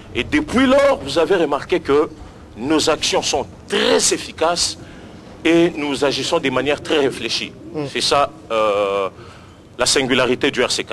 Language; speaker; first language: French; non-native, local second language; Lingala